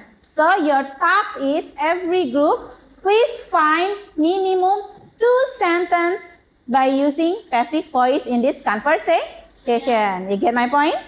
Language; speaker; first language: English; non-native, learner; Indonesian